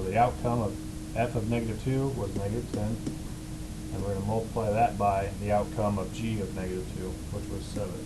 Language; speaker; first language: English; native; English